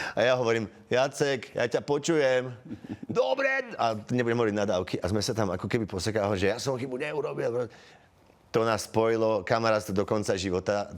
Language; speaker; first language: Slovak; native; Slovak